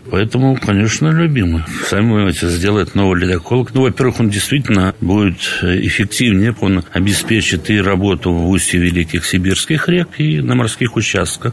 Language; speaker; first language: Russian; native; Russian